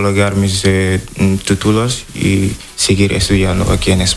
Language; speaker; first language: Spanish; non-native, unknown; Wolof